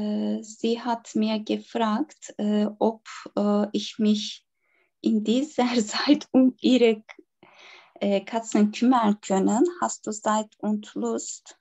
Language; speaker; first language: German; non-native, learner; Turkish